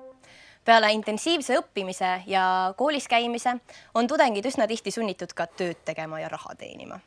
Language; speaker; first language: Estonian; native; Estonian